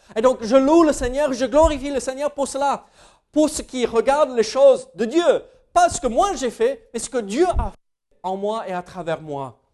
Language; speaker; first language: French; non-native, fluent; English